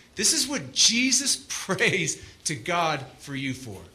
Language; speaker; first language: English; native; English